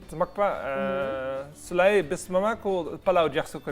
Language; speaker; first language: Kazakh; non-native, learner; Dutch